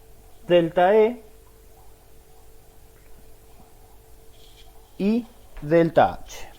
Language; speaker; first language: Spanish; native; Spanish